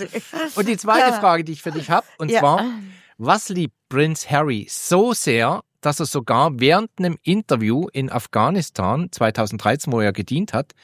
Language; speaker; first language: German; native; German